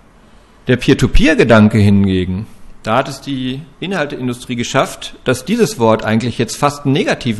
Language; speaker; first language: German; native; German